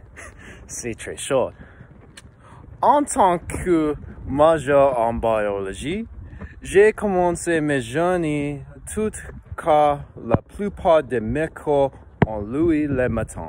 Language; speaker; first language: French; non-native, learner; English